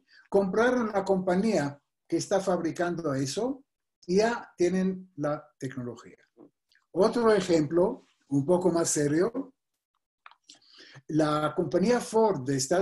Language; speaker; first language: Spanish; non-native, fluent; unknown